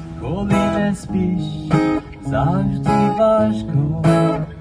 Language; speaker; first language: Ukrainian; native; Ukrainian